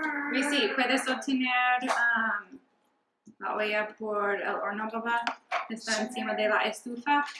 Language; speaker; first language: Spanish; non-native, learner; English